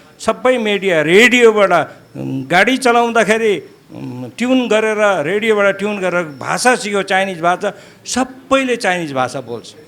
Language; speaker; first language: Nepali; non-native, local second language; Gurung